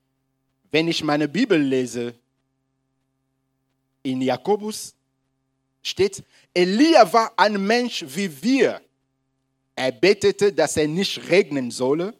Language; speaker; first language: German; non-native, fluent; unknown